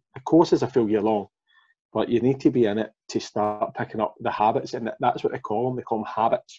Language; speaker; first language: English; native; English